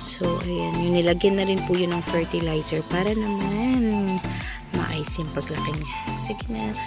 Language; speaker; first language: Filipino; non-native, local second language; Cebuano